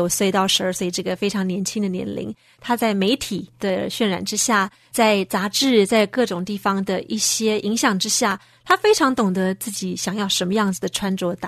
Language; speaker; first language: Chinese; native; Chinese